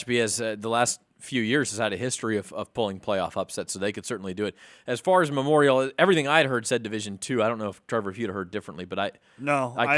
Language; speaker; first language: English; native; English